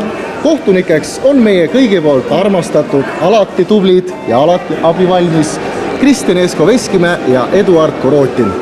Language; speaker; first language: Estonian; native; Estonian